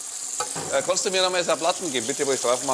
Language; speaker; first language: German; native; German